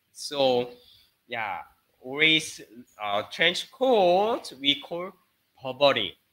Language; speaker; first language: English; non-native, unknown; Korean